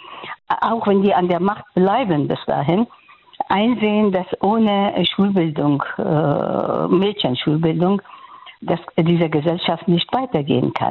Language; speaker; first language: German; non-native, fluent; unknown